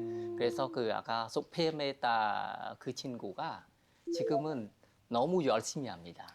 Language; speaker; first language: Korean; non-native, learner; Khmer